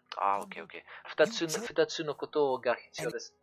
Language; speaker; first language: Japanese; non-native, learner; French